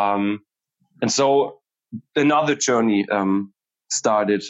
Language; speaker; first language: English; non-native, fluent; German